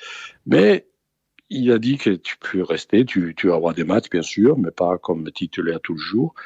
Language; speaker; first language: French; non-native, fluent; Danish